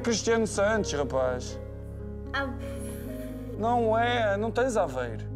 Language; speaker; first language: Portuguese; native; Portuguese